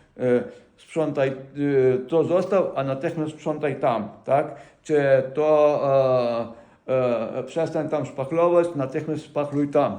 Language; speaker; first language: Polish; non-native, fluent; Ukrainian